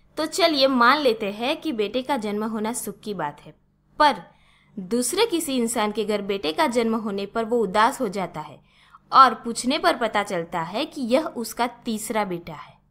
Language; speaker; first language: Hindi; non-native, local second language; Gujarati